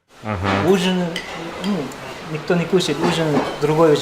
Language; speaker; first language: Russian; non-native, local second language; Uzbek